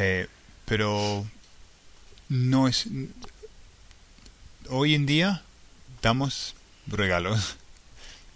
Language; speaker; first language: Spanish; non-native, fluent; English